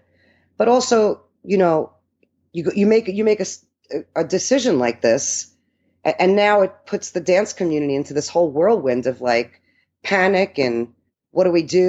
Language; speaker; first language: English; early bilingual, other home language; Italian